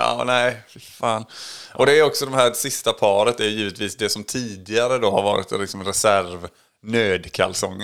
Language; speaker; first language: Swedish; native; Swedish